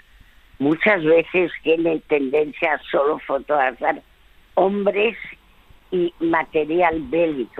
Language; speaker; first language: Spanish; early bilingual, other home language; French